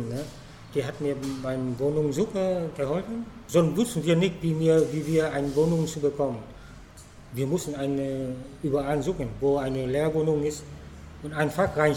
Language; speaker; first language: German; non-native, fluent; Vietnamese